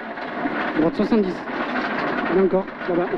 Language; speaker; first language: French; native; French